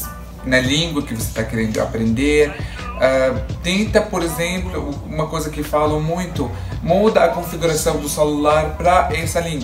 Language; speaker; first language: Portuguese; non-native, fluent; Arabic